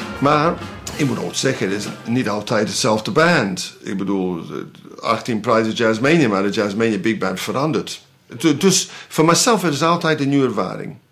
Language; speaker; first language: Dutch; non-native, fluent; English